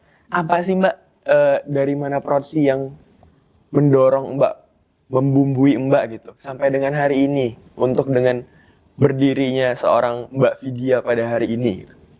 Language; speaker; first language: Indonesian; native; Indonesian